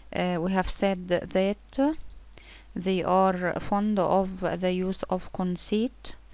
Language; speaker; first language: English; non-native, fluent; Arabic